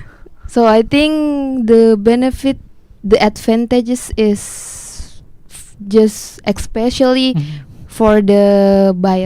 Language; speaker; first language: English; non-native, learner; Indonesian